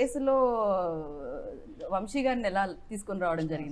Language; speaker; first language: Telugu; native; Telugu